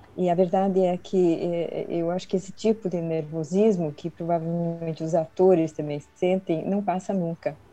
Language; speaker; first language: Portuguese; early bilingual, other home language; Swedish